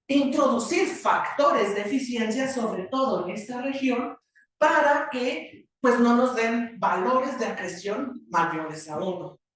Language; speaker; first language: Spanish; native; Spanish